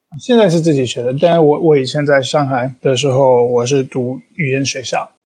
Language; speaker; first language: Chinese; non-native, fluent; English